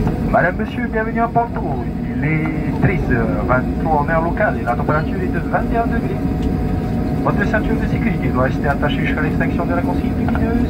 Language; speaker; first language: French; native; French